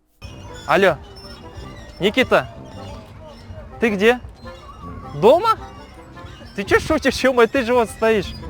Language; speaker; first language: Russian; non-native, local second language; Kazakh